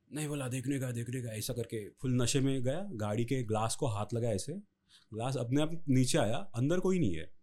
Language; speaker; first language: Hindi; non-native, local second language; Marathi